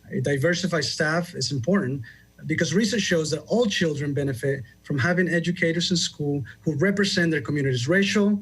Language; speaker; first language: English; early bilingual, other home language; Spanish